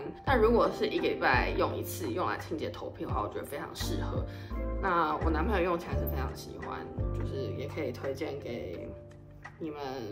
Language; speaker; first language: Chinese; native; Chinese